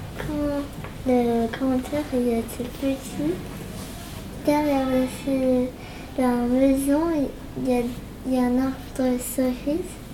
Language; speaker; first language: French; non-native, learner; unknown